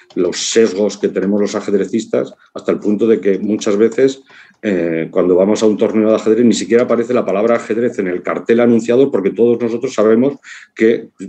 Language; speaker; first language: Spanish; native; Spanish